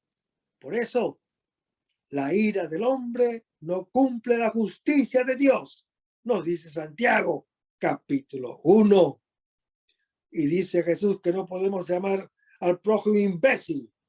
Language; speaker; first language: Spanish; native; Spanish